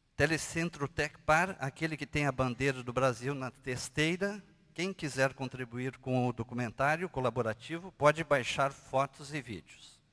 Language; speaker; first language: Portuguese; native; Portuguese